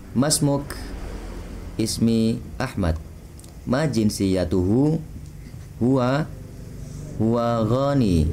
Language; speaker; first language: Arabic; non-native, fluent; Indonesian